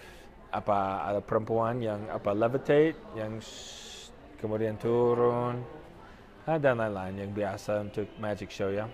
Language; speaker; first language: Indonesian; non-native, fluent; English